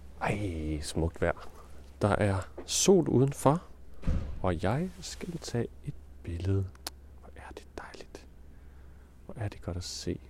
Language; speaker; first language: Danish; non-native, learner; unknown